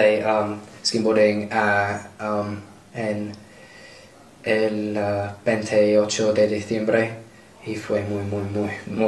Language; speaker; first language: Spanish; non-native, learner; English